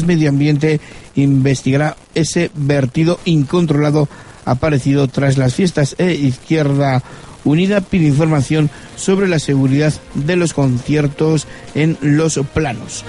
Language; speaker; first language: Spanish; native; Spanish